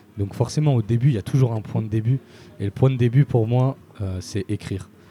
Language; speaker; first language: French; native; French